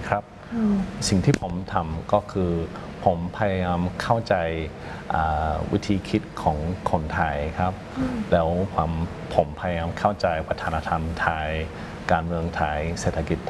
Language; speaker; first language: Thai; non-native, fluent; English